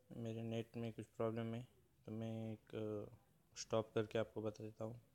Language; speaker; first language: Hindi; non-native, local second language; Marathi